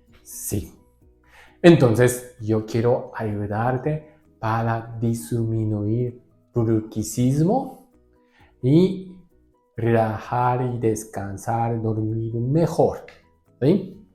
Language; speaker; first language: Spanish; non-native, learner; Japanese